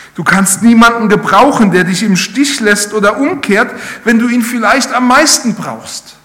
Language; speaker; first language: German; native; German